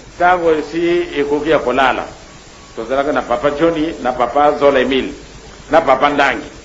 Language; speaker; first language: Lingala; non-native, local second language; Kongo